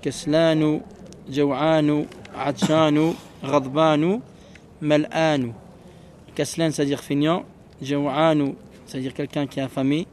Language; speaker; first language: Arabic; non-native, learner; French